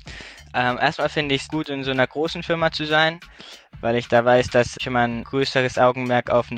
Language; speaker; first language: German; native; German